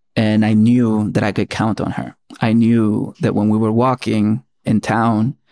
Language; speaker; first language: English; early bilingual, other home language; Spanish